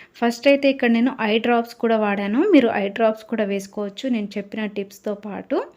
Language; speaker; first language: Telugu; native; Telugu